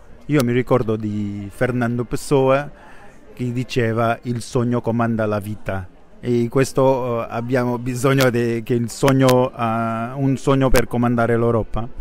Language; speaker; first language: Italian; non-native, fluent; Portuguese